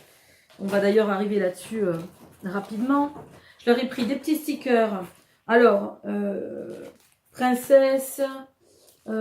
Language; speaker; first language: French; native; French